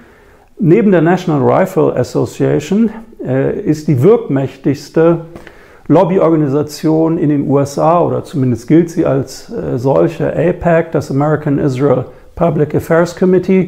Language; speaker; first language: German; native; German